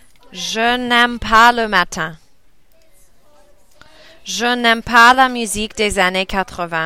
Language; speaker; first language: French; non-native, learner; English